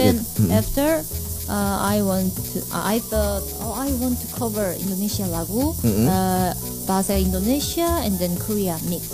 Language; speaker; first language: English; non-native, learner; Korean